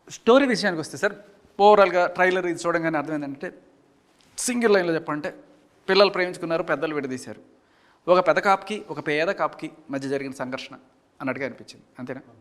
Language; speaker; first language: Telugu; native; Telugu